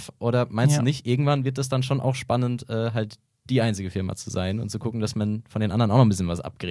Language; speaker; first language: German; native; German